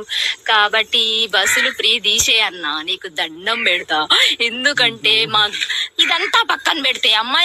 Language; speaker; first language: Telugu; native; Telugu